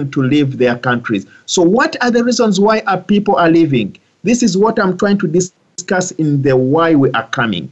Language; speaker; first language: English; non-native, local second language; Ganda